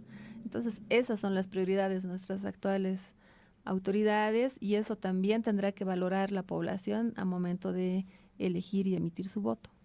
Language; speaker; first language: Spanish; native; Spanish